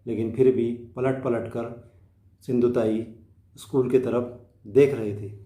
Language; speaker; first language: Hindi; non-native, local second language; Marathi